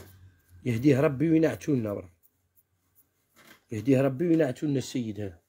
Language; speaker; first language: Arabic; native; Arabic